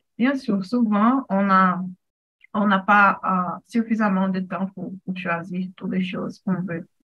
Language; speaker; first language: French; non-native, fluent; Portuguese